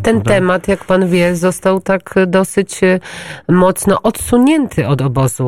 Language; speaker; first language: Polish; native; Polish